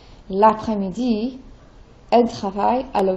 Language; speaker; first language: French; non-native, fluent; English